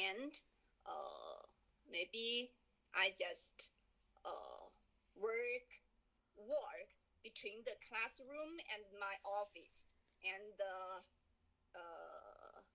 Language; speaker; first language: English; non-native, learner; Chinese